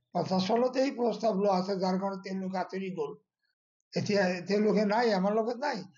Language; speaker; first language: Assamese; non-native, local second language; Bangla